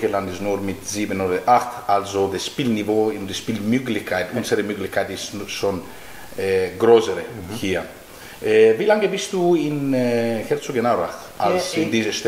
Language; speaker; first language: German; non-native, fluent; Greek